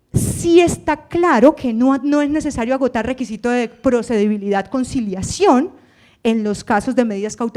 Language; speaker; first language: Spanish; native; Spanish